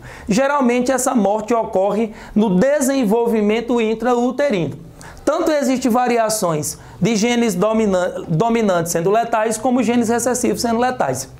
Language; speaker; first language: Portuguese; native; Portuguese